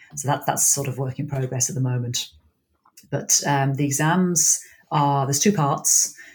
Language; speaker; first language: English; native; English